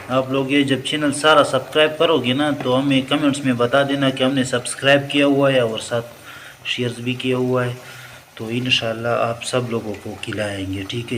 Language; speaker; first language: Urdu; non-native, local second language; Pashto